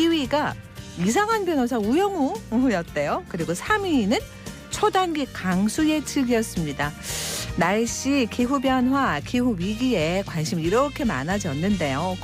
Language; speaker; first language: Korean; native; Korean